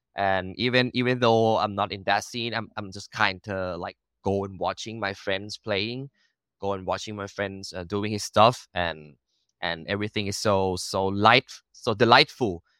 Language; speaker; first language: English; non-native, learner; Thai